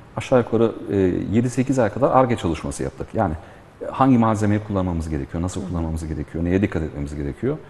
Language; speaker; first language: Turkish; early bilingual, heritage; Turkish